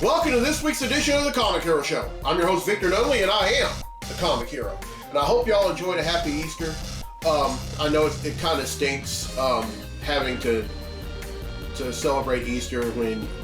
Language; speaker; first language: English; native; English